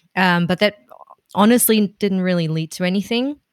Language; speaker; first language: English; non-native, fluent; German